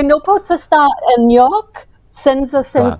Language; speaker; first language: Catalan; non-native, fluent; English